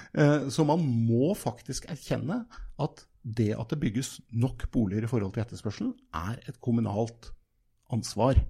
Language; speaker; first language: Norwegian; native; Norwegian